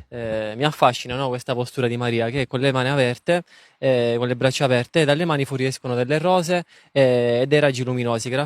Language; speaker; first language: Italian; native; Italian